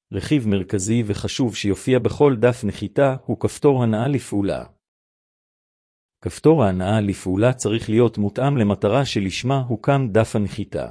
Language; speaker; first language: Hebrew; native; Hebrew